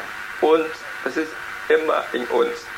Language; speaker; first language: German; non-native, learner; Vietnamese